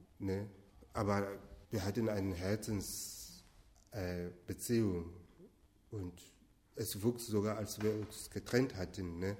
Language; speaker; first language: German; non-native, fluent; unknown